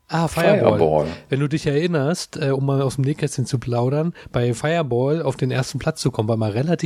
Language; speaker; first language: German; native; German